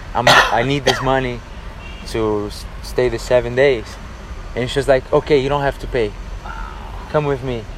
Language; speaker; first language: English; non-native, fluent; Portuguese